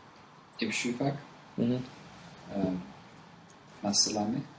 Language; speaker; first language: Arabic; non-native, learner; English